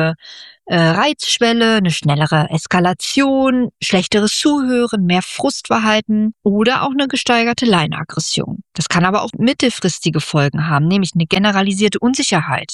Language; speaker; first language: German; native; German